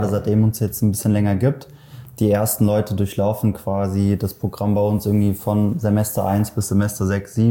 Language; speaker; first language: German; native; German